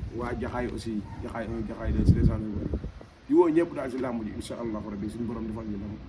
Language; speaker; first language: Wolof; native; Wolof